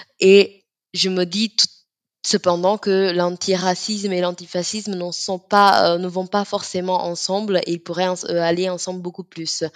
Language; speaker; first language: French; non-native, fluent; Italian